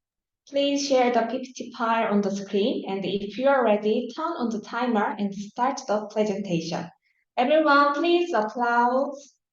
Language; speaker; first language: English; non-native, learner; Korean